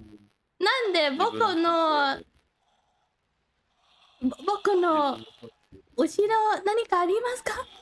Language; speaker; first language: Japanese; non-native, learner; Thai